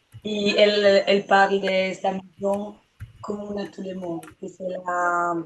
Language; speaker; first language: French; non-native, learner; Spanish